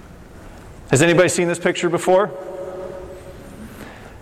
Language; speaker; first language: English; native; English